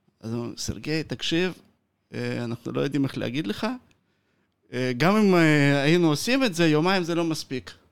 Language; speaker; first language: Hebrew; non-native, fluent; Russian